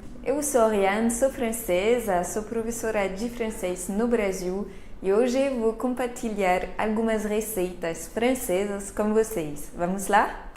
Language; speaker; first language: Portuguese; non-native, fluent; French